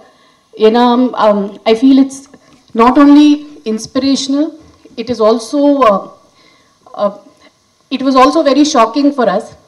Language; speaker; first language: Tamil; non-native, fluent; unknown